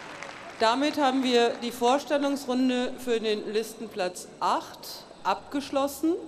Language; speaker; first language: German; native; German